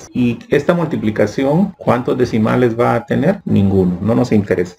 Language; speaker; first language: Spanish; native; Spanish